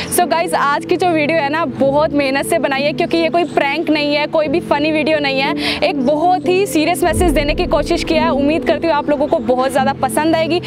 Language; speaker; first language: Hindi; native; Hindi